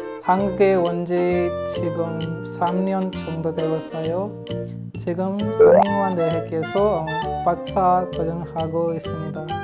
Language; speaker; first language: Korean; non-native, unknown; Tamil